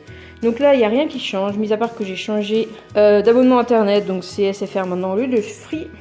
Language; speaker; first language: French; native; French